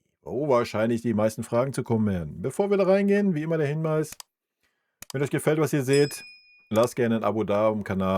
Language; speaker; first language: German; native; German